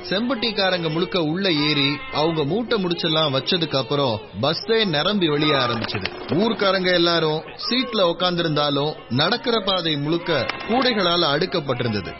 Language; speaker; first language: Tamil; native; Tamil